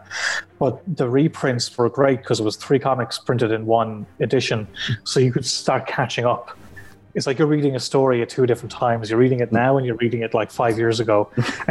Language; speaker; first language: English; native; English